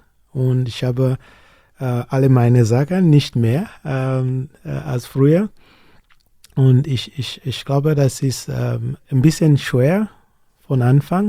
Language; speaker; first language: German; non-native, learner; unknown